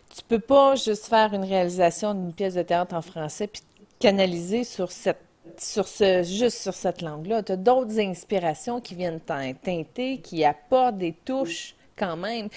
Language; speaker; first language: French; native; French